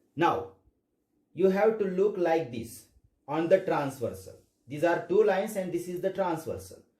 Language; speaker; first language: English; non-native, local second language; Marathi